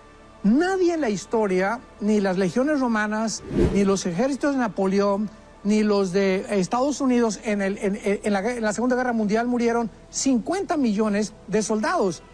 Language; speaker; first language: Spanish; native; Spanish